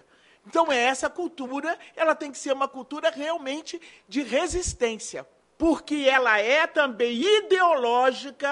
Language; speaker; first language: Portuguese; native; Portuguese